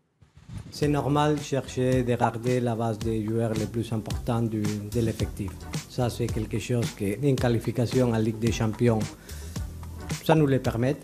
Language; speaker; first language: French; native; French